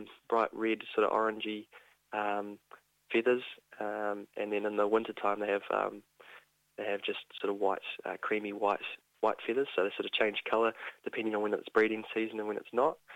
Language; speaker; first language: English; native; English